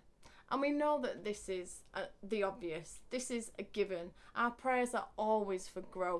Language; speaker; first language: English; native; English